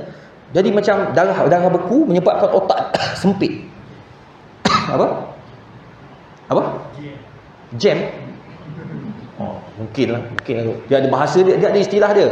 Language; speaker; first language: Malay; native; Malay